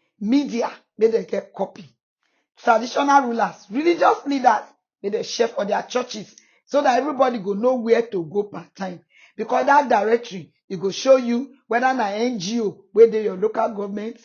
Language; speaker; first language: Nigerian Pidgin; non-native, local second language; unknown